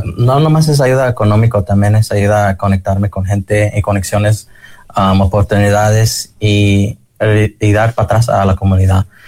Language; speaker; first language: Spanish; early bilingual, other home language; English